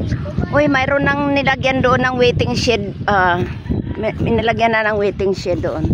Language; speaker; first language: Filipino; native; Filipino